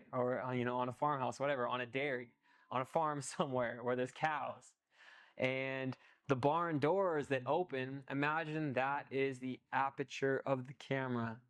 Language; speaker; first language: English; native; English